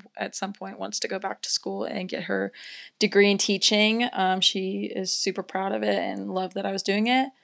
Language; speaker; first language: English; native; English